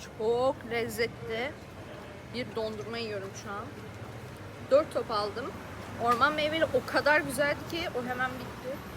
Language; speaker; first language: Turkish; native; Turkish